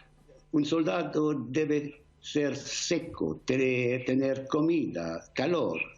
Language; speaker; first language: Spanish; non-native, fluent; English